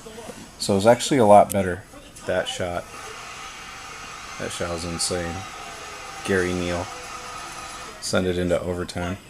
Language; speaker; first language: English; native; English